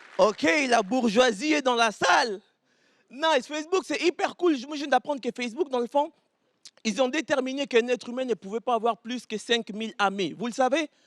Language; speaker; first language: French; early bilingual, other home language; Lingala